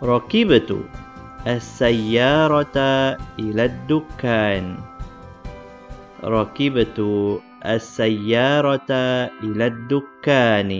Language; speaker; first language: Arabic; non-native, fluent; Malay